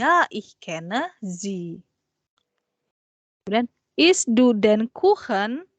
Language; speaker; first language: German; non-native, fluent; Indonesian